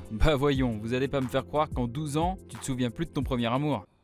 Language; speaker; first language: French; native; French